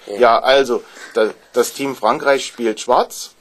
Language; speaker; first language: German; native; German